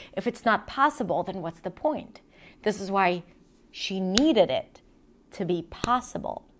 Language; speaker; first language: English; non-native, fluent; Hebrew